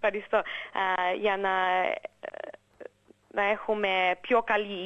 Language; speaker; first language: Greek; early bilingual, heritage; English